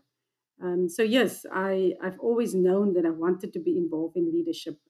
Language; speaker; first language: English; non-native, local second language; Afrikaans